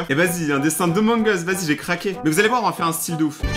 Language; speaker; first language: French; native; French